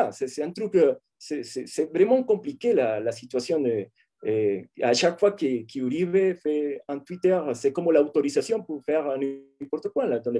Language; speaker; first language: French; non-native, fluent; Spanish